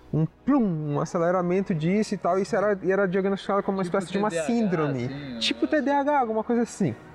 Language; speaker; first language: Portuguese; native; Portuguese